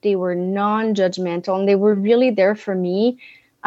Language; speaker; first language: English; non-native, fluent; French